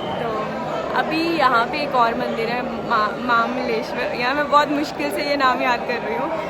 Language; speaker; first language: Hindi; non-native, local second language; Punjabi